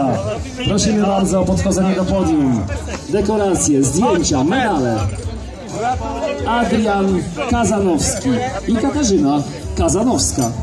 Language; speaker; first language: Polish; native; Polish